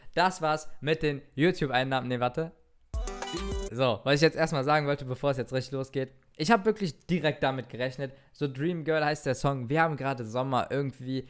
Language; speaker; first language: German; early bilingual, other home language; Turkish